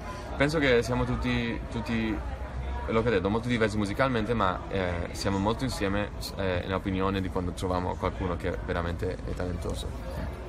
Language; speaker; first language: Italian; non-native, fluent; Spanish